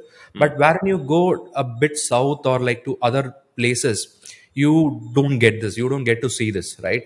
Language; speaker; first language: English; non-native, local second language; Tamil